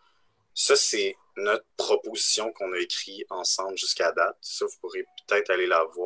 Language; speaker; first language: French; native; French